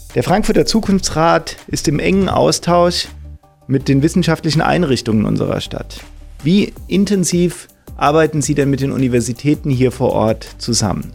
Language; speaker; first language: German; native; German